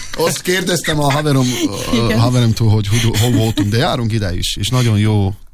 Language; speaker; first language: Hungarian; non-native, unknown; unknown